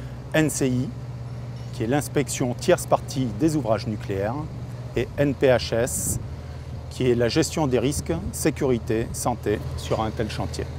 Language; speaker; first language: French; native; French